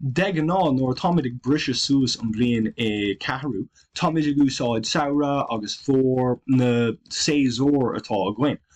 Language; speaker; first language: Irish; non-native, local second language; English